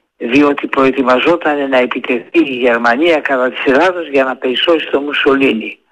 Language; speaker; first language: Greek; native; Greek